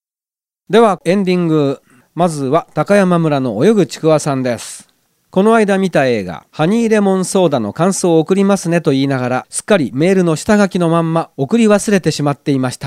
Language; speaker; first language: Japanese; native; Japanese